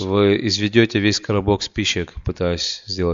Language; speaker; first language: Russian; native; Russian